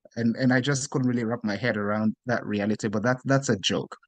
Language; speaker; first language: English; non-native, local second language; Yoruba